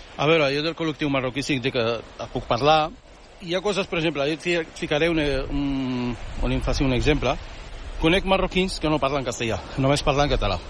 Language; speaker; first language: Catalan; early bilingual, other home language; Arabic